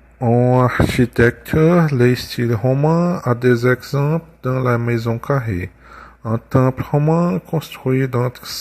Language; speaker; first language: French; non-native, learner; Portuguese